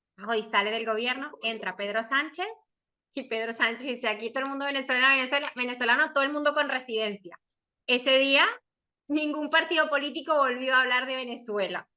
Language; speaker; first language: Spanish; native; Spanish